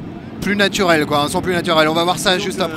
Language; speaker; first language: French; native; French